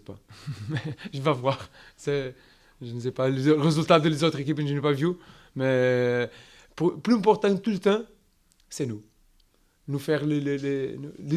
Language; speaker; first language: French; non-native, learner; Portuguese